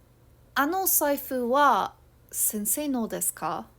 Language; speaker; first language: Japanese; non-native, fluent; English